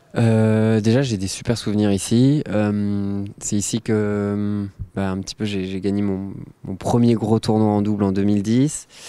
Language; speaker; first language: French; native; French